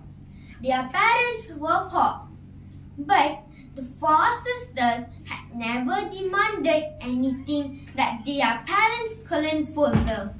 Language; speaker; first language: English; non-native, learner; Malay